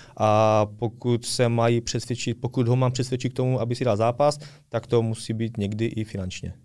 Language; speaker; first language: Czech; early bilingual, other home language; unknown